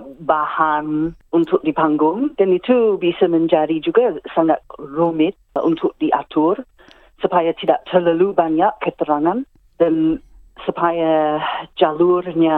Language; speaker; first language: Indonesian; non-native, fluent; English